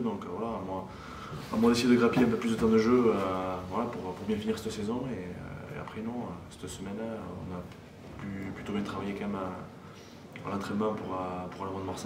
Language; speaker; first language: French; native; French